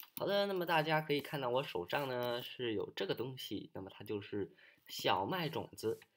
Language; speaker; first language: Chinese; early bilingual, heritage; Chinese